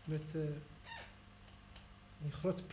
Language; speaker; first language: Dutch; non-native, learner; Arabic